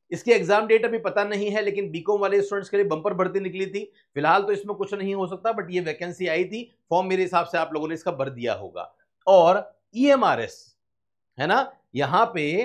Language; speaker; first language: Hindi; native; Hindi